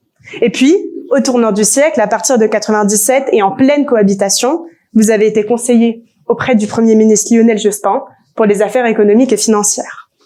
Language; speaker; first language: French; native; French